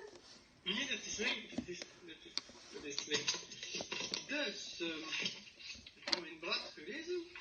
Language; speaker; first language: Dutch; non-native, learner; French